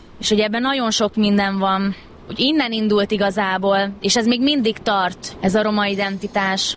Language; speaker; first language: Hungarian; native; Hungarian